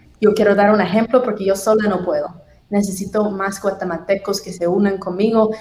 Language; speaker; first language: Spanish; non-native, fluent; English